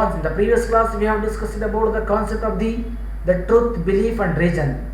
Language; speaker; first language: English; non-native, local second language; Kannada